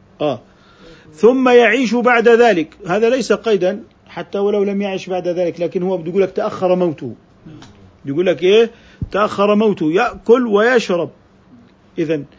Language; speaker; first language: Arabic; native; Arabic